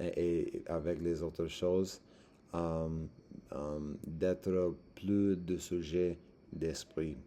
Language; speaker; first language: French; non-native, learner; English